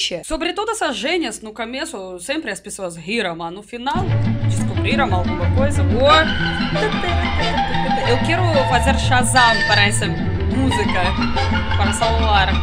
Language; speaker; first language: Portuguese; non-native, learner; Russian